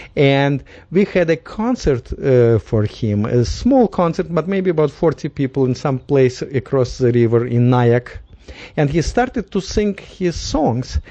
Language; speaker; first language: English; non-native, fluent; Russian